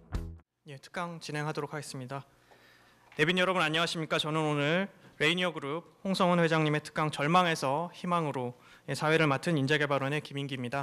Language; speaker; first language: Korean; native; Korean